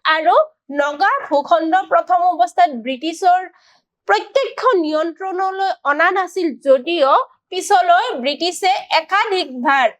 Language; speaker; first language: Assamese; native; Assamese